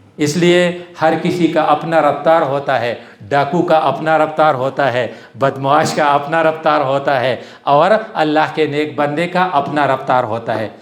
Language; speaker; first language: Urdu; non-native, local second language; Pashto